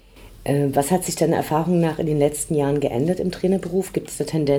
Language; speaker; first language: German; native; German